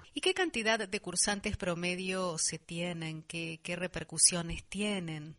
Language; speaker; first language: Spanish; native; Spanish